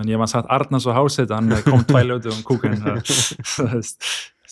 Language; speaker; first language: German; non-native, learner; Icelandic